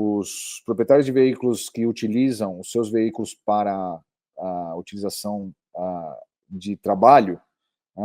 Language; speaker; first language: Portuguese; native; Portuguese